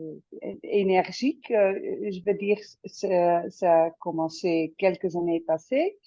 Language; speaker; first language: French; non-native, fluent; Dutch